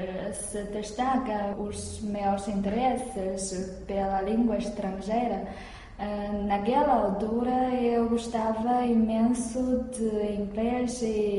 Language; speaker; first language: Portuguese; non-native, fluent; Chinese